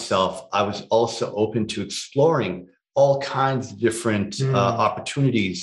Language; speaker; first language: English; native; English